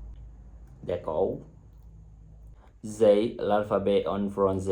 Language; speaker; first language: French; non-native, fluent; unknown